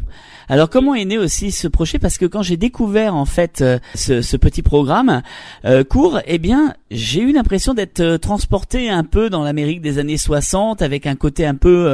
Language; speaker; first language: French; native; French